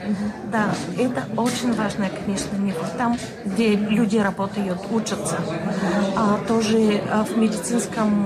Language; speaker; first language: Russian; non-native, fluent; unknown